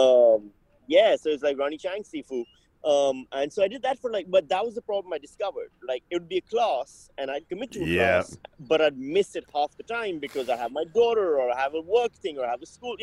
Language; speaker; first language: English; non-native, local second language; Urdu